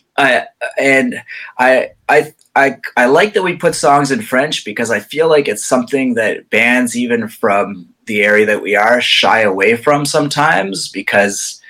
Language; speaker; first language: English; native; English